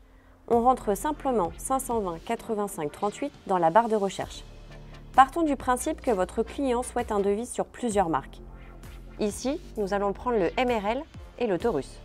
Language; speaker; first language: French; native; French